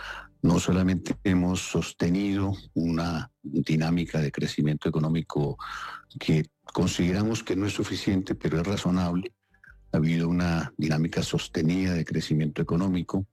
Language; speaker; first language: Spanish; native; Spanish